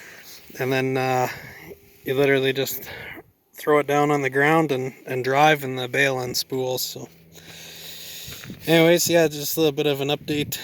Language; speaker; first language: English; native; English